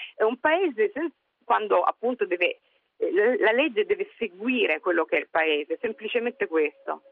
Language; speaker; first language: Italian; native; Italian